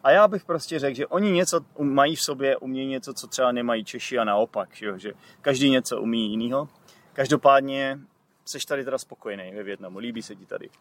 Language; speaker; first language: Czech; native; Czech